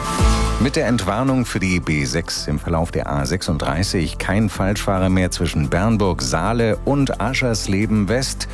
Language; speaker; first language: German; native; German